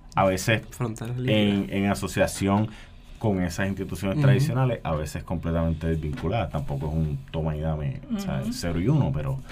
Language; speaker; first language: Spanish; native; Spanish